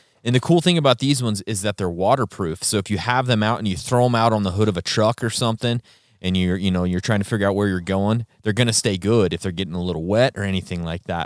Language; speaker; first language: English; native; English